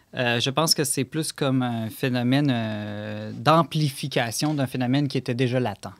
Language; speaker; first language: French; native; French